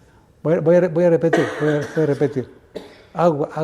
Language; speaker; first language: Spanish; native; Spanish